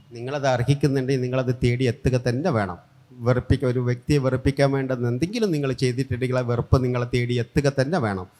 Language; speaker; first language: Malayalam; native; Malayalam